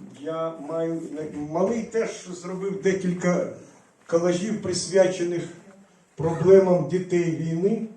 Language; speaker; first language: Ukrainian; non-native, local second language; Russian